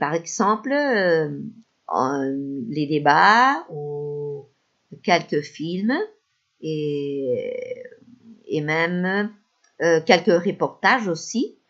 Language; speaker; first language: French; non-native, fluent; Spanish